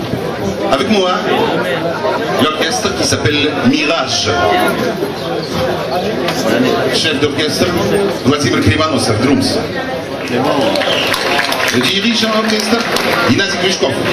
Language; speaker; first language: French; non-native, learner; Russian